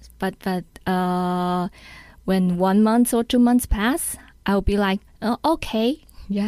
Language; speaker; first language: English; non-native, learner; Chinese